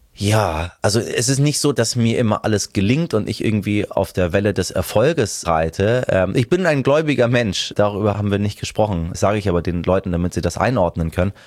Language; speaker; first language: German; early bilingual, other home language; Persian